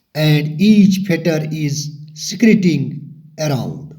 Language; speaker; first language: English; non-native, local second language; Urdu